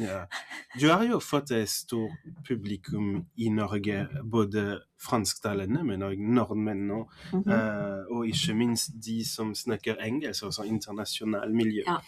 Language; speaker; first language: Norwegian; non-native, fluent; French